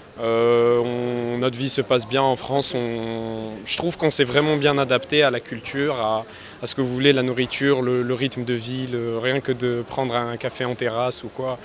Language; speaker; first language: French; non-native, local second language; Arabic